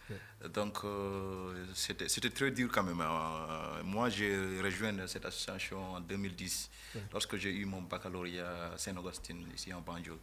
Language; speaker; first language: French; non-native, fluent; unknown